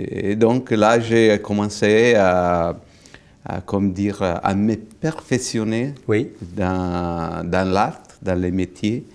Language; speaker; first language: French; non-native, fluent; Italian